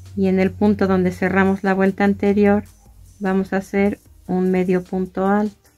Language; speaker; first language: Spanish; native; Spanish